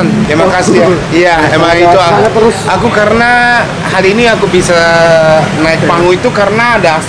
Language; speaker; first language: Indonesian; non-native, fluent; Japanese